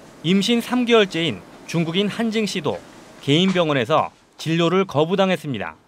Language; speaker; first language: Korean; native; Korean